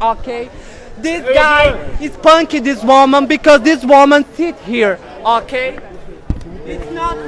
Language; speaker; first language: English; non-native, learner; Spanish